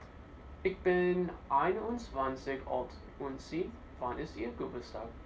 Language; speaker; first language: German; non-native, learner; English